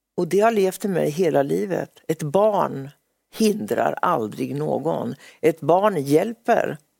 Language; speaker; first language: Swedish; native; Swedish